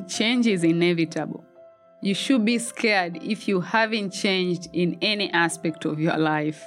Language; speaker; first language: English; non-native, local second language; Swahili